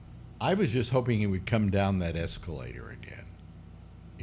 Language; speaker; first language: English; native; English